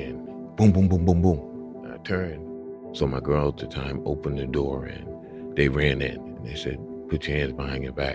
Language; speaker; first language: English; native; English